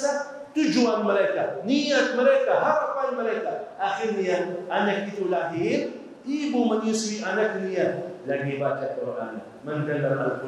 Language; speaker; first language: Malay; non-native, fluent; Arabic